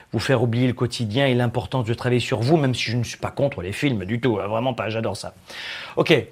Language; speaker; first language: French; native; French